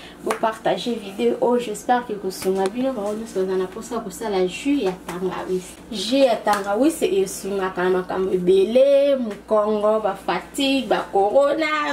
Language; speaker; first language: French; non-native, local second language; Lingala